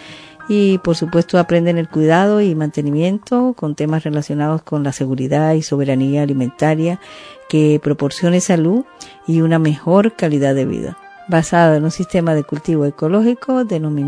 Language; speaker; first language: Spanish; native; Spanish